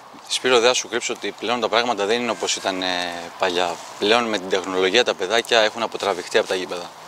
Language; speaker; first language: Greek; native; Greek